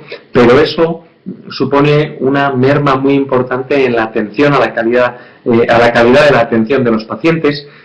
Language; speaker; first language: Spanish; native; Spanish